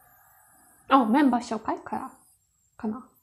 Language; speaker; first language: Japanese; non-native, fluent; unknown